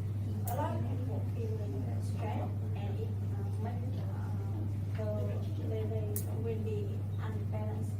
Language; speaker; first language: English; non-native, learner; Vietnamese